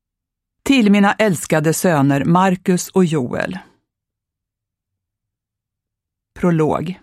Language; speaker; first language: Swedish; early bilingual, other home language; Hungarian